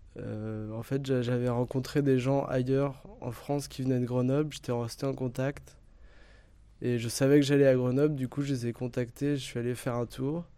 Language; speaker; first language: French; native; French